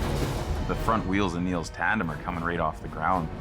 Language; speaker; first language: English; native; English